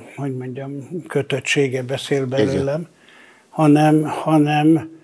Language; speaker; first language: Hungarian; native; Hungarian